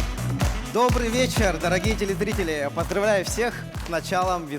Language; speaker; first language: Russian; native; Russian